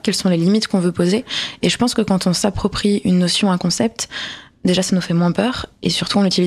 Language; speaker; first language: French; native; French